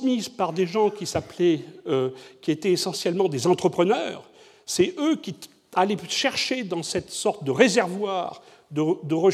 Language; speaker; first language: French; native; French